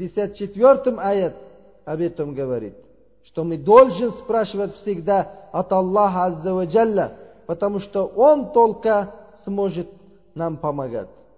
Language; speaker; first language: Russian; non-native, fluent; Uzbek